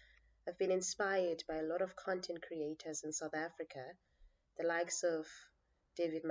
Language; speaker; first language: English; non-native, local second language; Xhosa